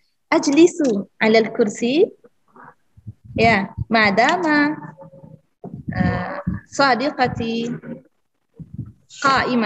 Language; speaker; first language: Arabic; non-native, fluent; Indonesian